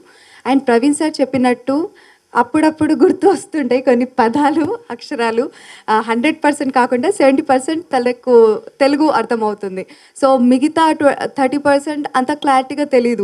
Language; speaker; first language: Telugu; non-native, fluent; Tamil